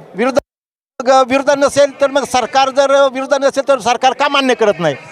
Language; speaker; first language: Marathi; native; Marathi